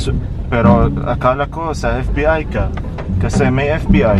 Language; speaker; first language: Filipino; non-native, learner; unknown